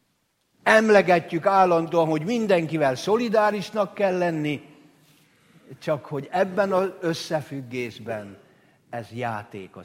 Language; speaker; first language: Hungarian; native; Hungarian